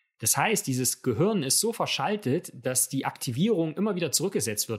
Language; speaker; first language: German; native; German